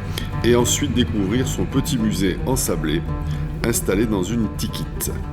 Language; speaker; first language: French; native; French